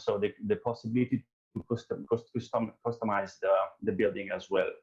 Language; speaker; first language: English; non-native, fluent; Italian